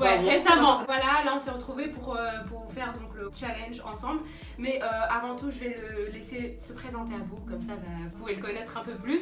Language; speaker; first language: French; native; French